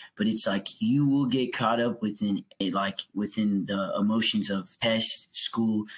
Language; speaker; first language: English; native; English